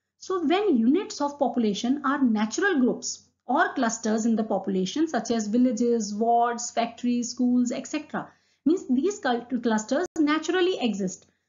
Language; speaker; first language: English; non-native, local second language; Hindi